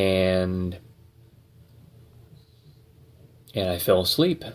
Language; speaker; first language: English; native; English